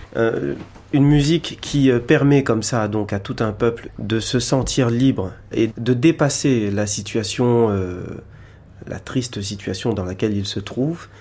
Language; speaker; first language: French; native; French